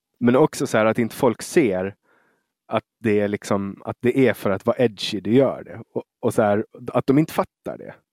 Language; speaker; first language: Swedish; native; Swedish